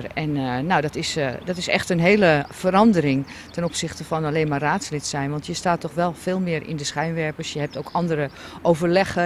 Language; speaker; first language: Dutch; native; Dutch